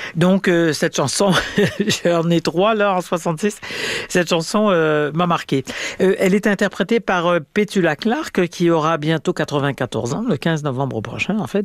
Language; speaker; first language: French; native; French